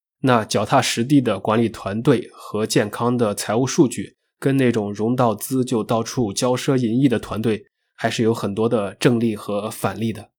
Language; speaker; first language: Chinese; native; Chinese